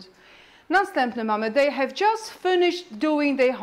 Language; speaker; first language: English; non-native, fluent; Polish